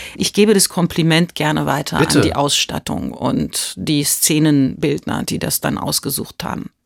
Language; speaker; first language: German; early bilingual, heritage; German